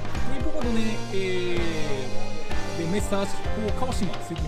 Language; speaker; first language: French; non-native, learner; Japanese